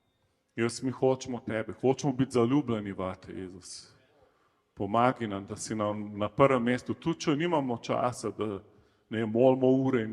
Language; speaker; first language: Slovenian; native; Slovenian